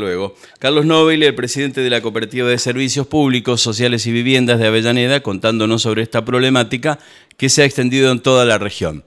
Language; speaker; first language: Spanish; native; Spanish